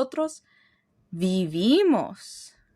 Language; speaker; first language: Spanish; non-native, fluent; English